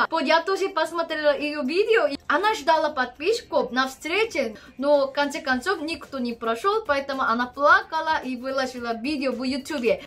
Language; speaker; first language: Russian; non-native, learner; Korean